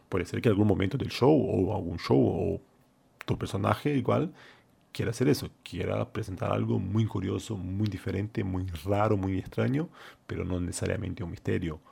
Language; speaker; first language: Spanish; non-native, fluent; Portuguese